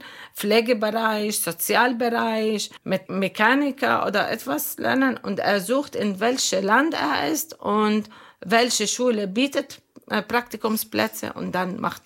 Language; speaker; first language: German; non-native, fluent; Arabic